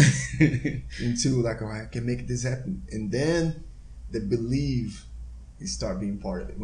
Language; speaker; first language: English; non-native, fluent; Portuguese